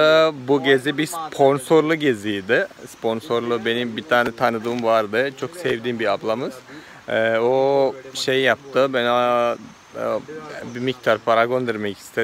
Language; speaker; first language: Turkish; non-native, learner; Malayalam